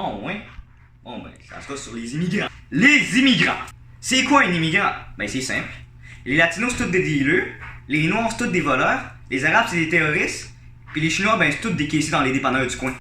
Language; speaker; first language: French; native; French